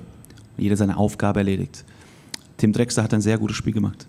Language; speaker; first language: German; native; German